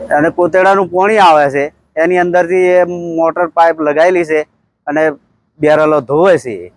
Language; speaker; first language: Gujarati; native; Gujarati